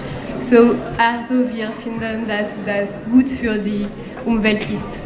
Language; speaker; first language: German; non-native, learner; French